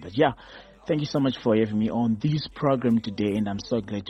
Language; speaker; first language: English; non-native, local second language; Shona